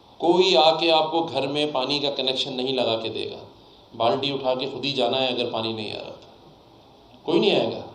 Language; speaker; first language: Urdu; native; Urdu